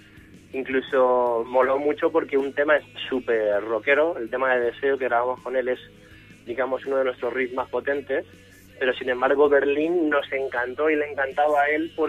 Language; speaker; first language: Spanish; native; Spanish